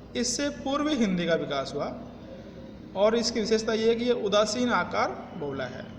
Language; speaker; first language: Hindi; native; Hindi